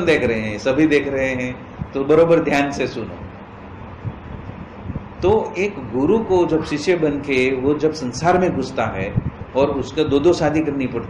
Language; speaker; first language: Hindi; non-native, local second language; Gujarati